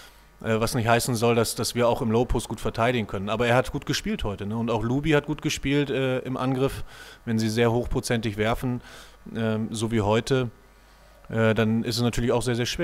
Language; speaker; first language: German; native; German